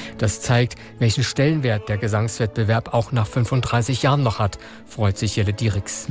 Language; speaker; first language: German; native; German